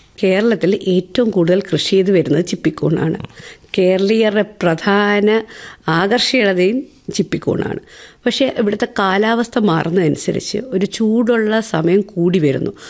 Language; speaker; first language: Malayalam; native; Malayalam